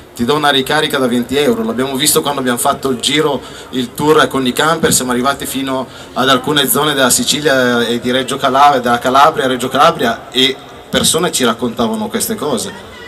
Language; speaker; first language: Italian; native; Italian